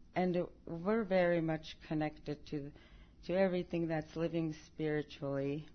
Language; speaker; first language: English; early bilingual, other home language; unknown